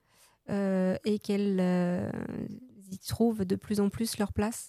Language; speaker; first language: French; native; French